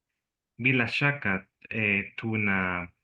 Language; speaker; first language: Swahili; non-native, learner; Spanish